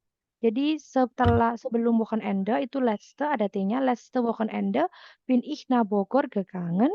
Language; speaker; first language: German; non-native, fluent; Indonesian